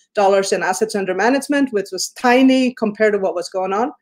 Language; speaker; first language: English; non-native, fluent; Icelandic